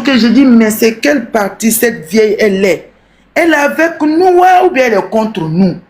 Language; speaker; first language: French; non-native, local second language; Bambara